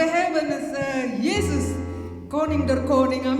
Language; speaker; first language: Dutch; non-native, learner; Indonesian